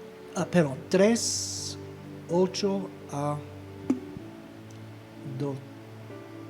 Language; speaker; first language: Spanish; non-native, fluent; English